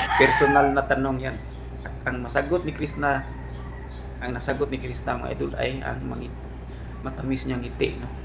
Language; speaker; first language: Filipino; non-native, local second language; Cebuano